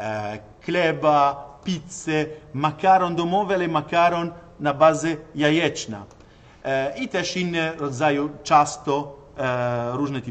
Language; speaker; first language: Polish; non-native, learner; Italian